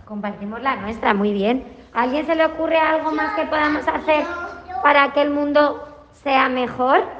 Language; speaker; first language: Spanish; native; Spanish